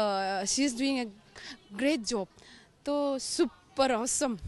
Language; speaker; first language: Hindi; non-native, local second language; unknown